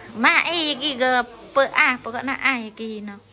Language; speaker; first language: Chinese; non-native, fluent; Lao